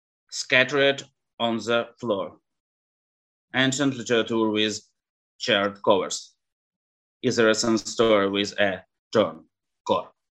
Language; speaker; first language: English; non-native, learner; Ukrainian